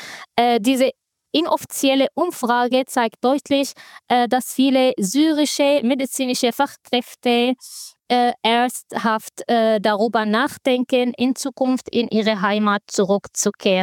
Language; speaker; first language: German; non-native, fluent; Arabic